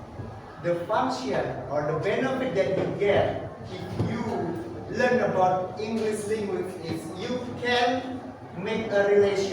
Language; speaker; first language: English; non-native, fluent; Indonesian